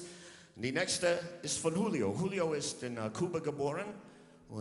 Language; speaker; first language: German; non-native, learner; English